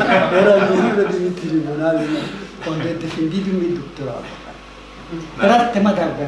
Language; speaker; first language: Spanish; non-native, learner; Persian